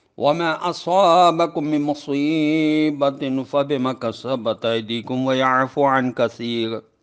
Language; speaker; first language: Arabic; non-native, fluent; Urdu